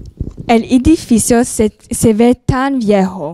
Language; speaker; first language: Spanish; non-native, learner; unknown